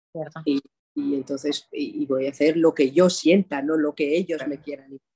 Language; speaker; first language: Spanish; non-native, fluent; Arabic